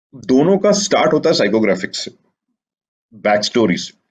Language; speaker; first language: Hindi; native; Hindi